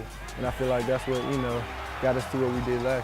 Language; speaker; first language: English; native; English